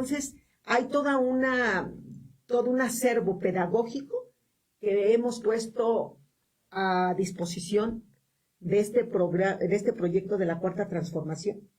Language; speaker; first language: Spanish; native; Spanish